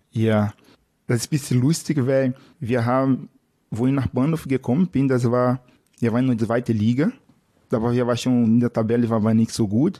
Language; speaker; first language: German; non-native, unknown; Portuguese